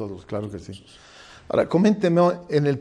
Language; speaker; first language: Spanish; native; Spanish